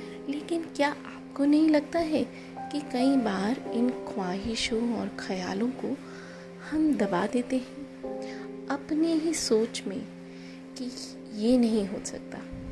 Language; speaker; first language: Hindi; native; Hindi